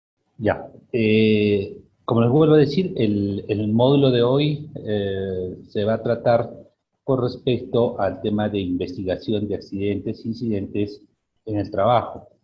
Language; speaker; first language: Spanish; native; Spanish